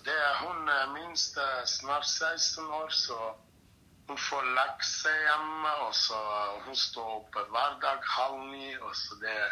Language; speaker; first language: Norwegian; non-native, fluent; Kurdish